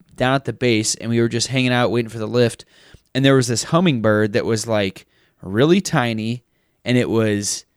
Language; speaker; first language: English; native; English